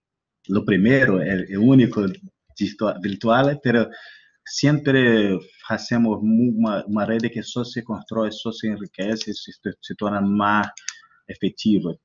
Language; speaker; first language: Spanish; non-native, learner; Portuguese